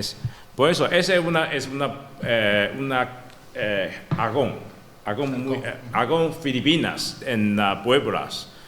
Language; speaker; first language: Spanish; non-native, learner; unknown